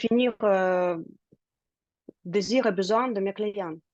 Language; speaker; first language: French; non-native, learner; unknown